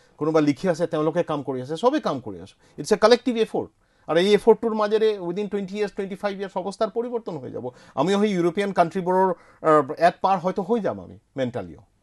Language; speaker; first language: Assamese; non-native, local second language; Bangla